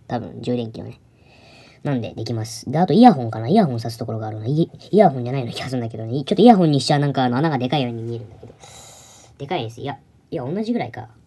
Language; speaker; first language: Japanese; native; Japanese